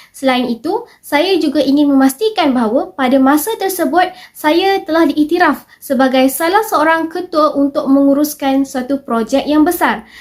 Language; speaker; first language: Malay; native; Malay